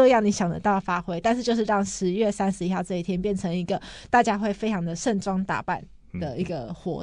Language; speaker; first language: Chinese; native; Chinese